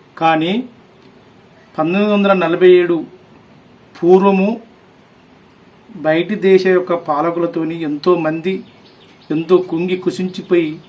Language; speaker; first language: Telugu; native; Telugu